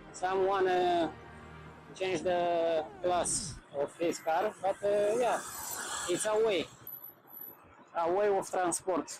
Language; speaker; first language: English; non-native, learner; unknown